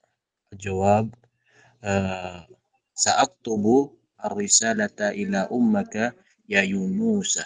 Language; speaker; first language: Arabic; non-native, learner; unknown